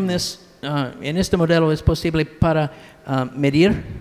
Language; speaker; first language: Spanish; non-native, learner; English